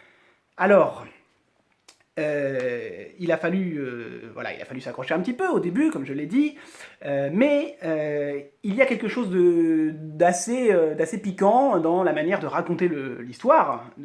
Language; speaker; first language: French; native; French